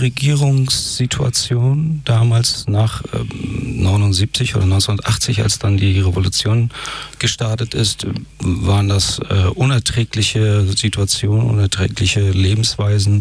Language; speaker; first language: German; early bilingual, other home language; Persian